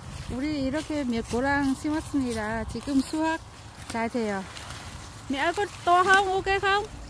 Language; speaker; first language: Korean; non-native, learner; Vietnamese